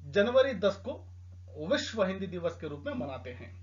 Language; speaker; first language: Hindi; non-native, local second language; Telugu